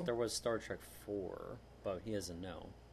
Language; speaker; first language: English; native; English